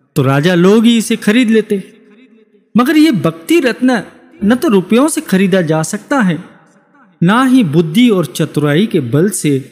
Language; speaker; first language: Hindi; native; Hindi